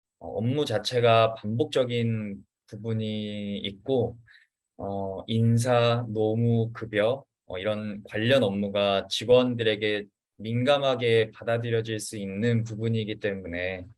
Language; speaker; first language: Korean; native; Korean